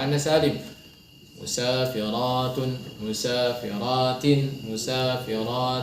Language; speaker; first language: Arabic; non-native, fluent; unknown